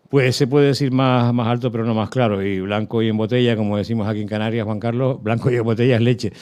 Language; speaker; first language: Spanish; native; Spanish